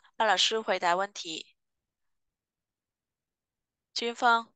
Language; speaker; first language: Chinese; non-native, fluent; Vietnamese